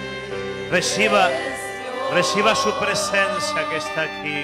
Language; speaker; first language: Spanish; native; Spanish